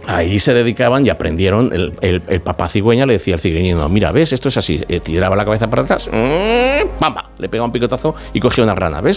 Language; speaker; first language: Spanish; native; Spanish